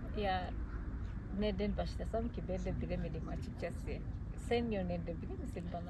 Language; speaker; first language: Turkish; non-native, fluent; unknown